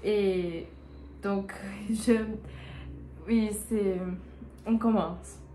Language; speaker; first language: French; non-native, learner; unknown